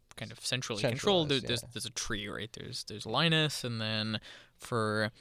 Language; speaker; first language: English; native; English